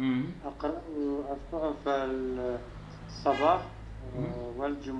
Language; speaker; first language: Arabic; non-native, learner; Turkish